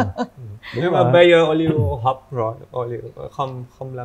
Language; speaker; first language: Vietnamese; non-native, learner; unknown